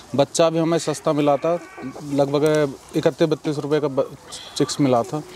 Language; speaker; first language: Hindi; native; Hindi